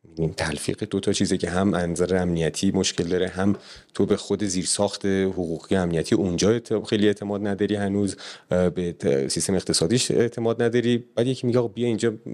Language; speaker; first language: Persian; native; Persian